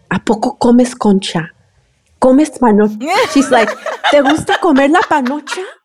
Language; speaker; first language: Spanish; early bilingual, heritage; Spanish